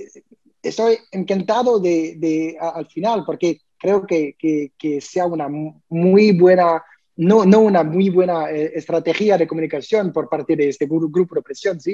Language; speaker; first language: Spanish; non-native, learner; French